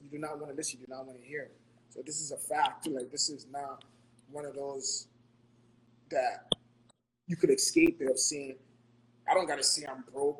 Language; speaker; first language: English; non-native, local second language; Akan